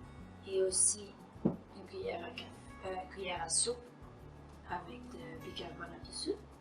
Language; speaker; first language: French; non-native, fluent; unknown